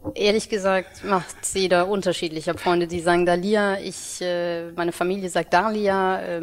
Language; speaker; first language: German; early bilingual, other home language; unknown